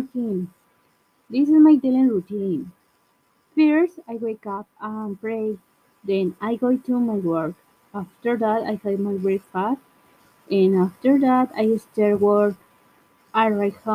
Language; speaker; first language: English; non-native, learner; Spanish